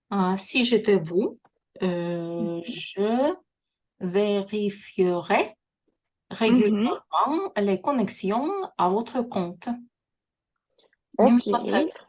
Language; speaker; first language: French; non-native, learner; Russian